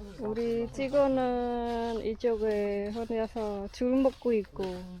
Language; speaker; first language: Korean; non-native, fluent; Khmer